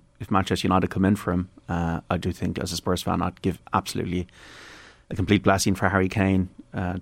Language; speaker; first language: English; native; English